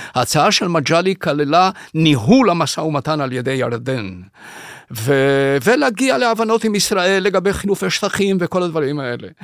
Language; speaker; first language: Hebrew; early bilingual, other home language; Spanish